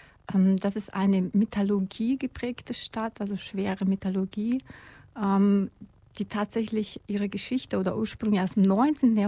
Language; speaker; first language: German; non-native, fluent; Russian